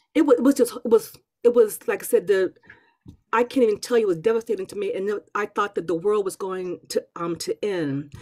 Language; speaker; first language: English; native; English